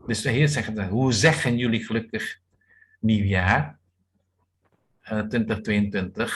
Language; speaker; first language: Dutch; non-native, learner; Indonesian